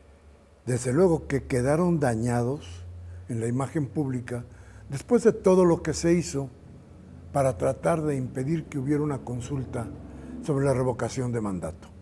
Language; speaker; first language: Spanish; native; Spanish